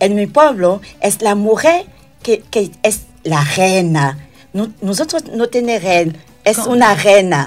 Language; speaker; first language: Spanish; non-native, learner; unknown